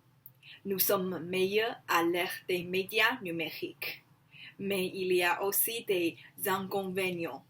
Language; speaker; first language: French; non-native, learner; Chinese